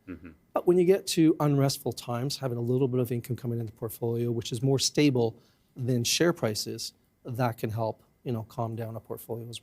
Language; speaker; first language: English; native; English